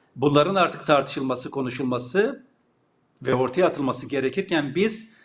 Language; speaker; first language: Turkish; native; Turkish